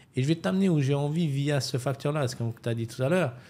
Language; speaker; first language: French; native; French